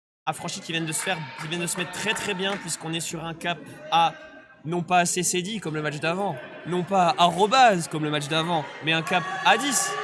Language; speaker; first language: French; native; French